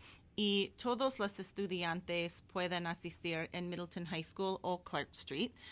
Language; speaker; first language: Spanish; non-native, fluent; English